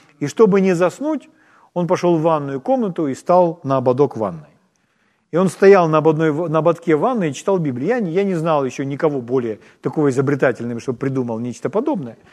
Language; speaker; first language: Russian; non-native, local second language; Ukrainian